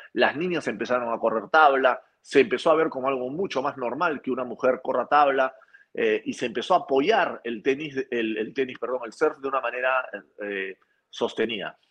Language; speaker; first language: Spanish; native; Spanish